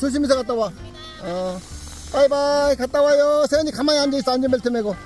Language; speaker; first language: Korean; native; Korean